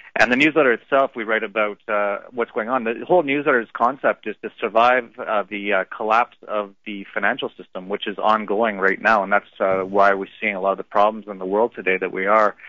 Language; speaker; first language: English; native; English